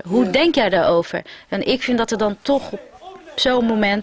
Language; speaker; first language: Dutch; early bilingual, other home language; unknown